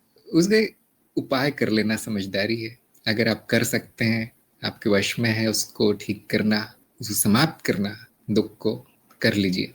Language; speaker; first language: Hindi; native; Hindi